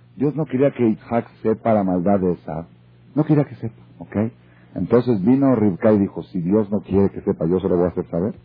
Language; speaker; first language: Spanish; native; Spanish